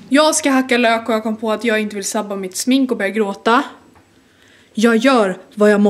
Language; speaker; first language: Swedish; native; Swedish